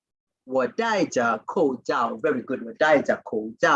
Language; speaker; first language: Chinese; non-native, fluent; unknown